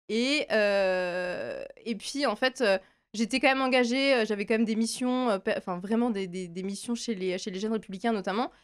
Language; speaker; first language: French; native; French